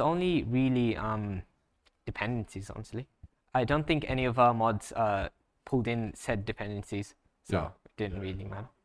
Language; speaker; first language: English; native; English